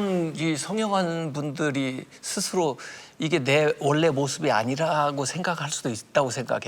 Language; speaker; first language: Korean; native; Korean